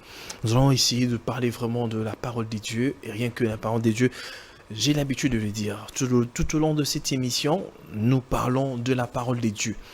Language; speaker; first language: French; non-native, local second language; Lingala